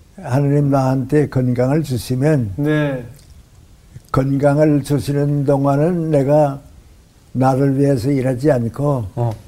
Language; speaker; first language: Korean; native; Korean